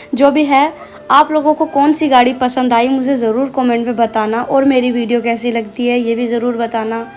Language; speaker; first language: Hindi; non-native, local second language; Bangla